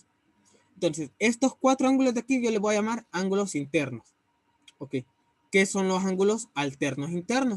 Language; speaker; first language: Spanish; native; Spanish